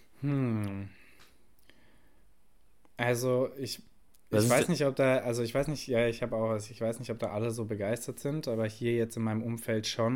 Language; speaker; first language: German; native; German